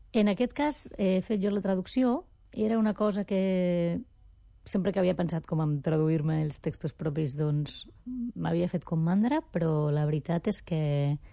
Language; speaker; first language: Catalan; non-native, local second language; Spanish